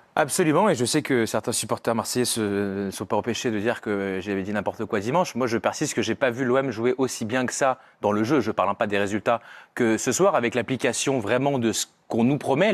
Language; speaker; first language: French; native; French